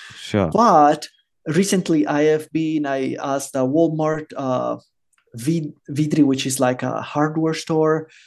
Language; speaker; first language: English; non-native, fluent; Italian